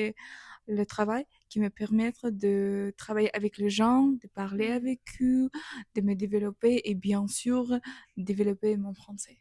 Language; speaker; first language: French; non-native, fluent; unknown